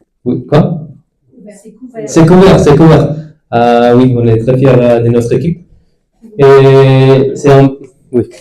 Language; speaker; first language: French; non-native, fluent; English